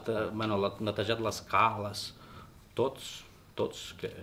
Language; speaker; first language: Catalan; non-native, learner; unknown